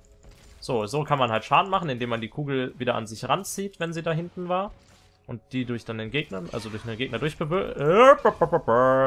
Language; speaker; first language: German; native; German